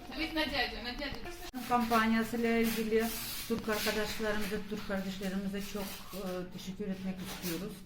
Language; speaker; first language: Turkish; non-native, fluent; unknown